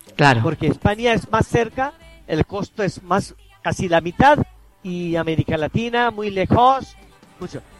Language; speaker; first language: Spanish; non-native, fluent; Bangla